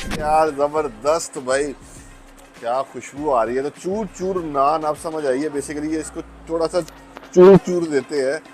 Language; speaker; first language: Urdu; non-native, local second language; Punjabi